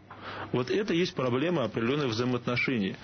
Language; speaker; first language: Russian; native; Russian